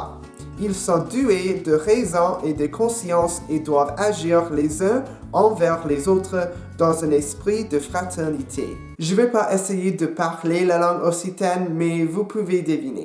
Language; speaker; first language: French; non-native, local second language; English